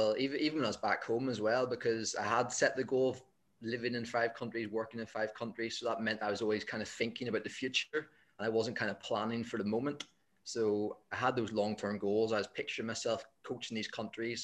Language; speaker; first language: English; native; English